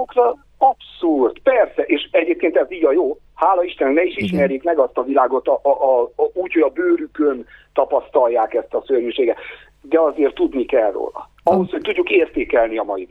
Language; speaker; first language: Hungarian; native; Hungarian